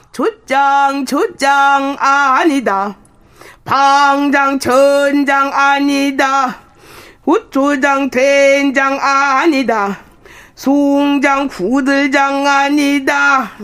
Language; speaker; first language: Korean; non-native, fluent; French